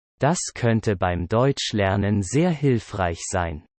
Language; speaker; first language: German; non-native, learner; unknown